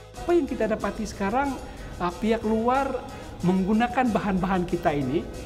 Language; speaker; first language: Malay; non-native, local second language; Central Dusun